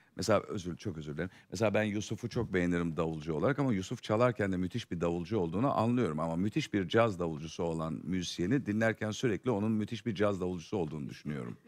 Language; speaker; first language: Turkish; native; Turkish